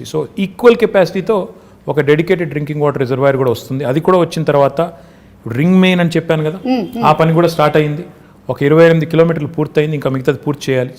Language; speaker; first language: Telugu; native; Telugu